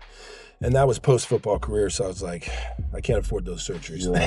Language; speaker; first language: English; native; English